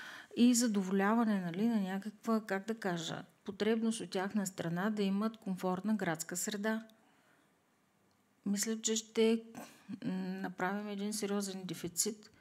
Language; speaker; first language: Bulgarian; native; Bulgarian